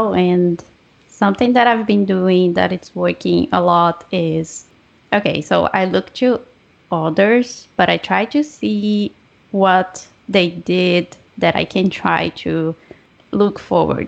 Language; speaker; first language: English; non-native, fluent; Portuguese